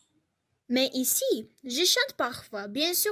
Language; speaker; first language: French; non-native, learner; Armenian